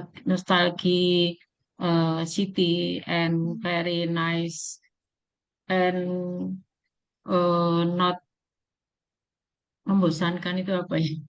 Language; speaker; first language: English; non-native, learner; Indonesian